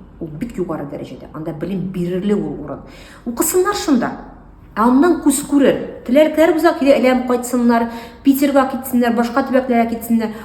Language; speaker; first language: Tatar; native; Tatar